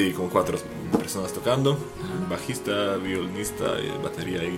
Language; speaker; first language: Spanish; non-native, fluent; Slovak